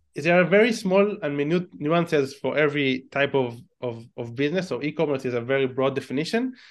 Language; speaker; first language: English; non-native, fluent; Hebrew